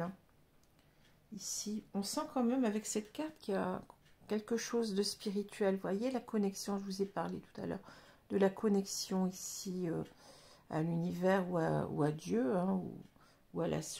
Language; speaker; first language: French; native; French